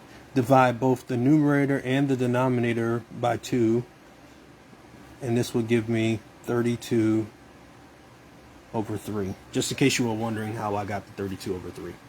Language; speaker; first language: English; native; English